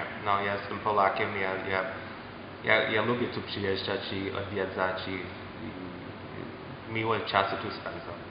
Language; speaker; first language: Polish; early bilingual, heritage; Polish